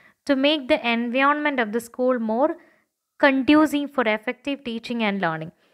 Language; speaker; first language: English; non-native, local second language; Malayalam